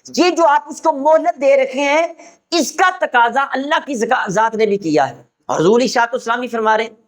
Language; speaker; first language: Urdu; non-native, local second language; Punjabi